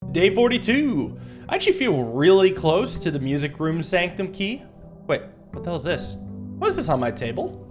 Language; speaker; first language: English; native; English